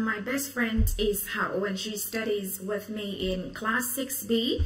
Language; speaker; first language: English; non-native, fluent; Vietnamese